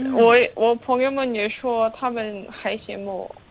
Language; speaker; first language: Chinese; non-native, learner; Korean